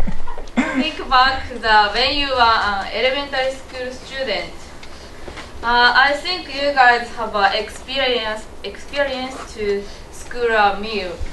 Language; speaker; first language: English; non-native, learner; Japanese